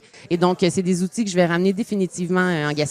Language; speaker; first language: French; native; French